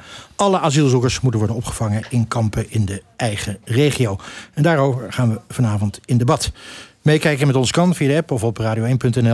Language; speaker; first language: Dutch; native; Dutch